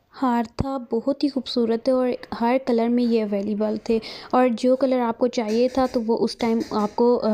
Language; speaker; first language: Urdu; native; Urdu